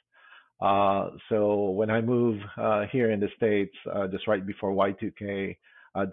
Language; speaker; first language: English; non-native, local second language; Filipino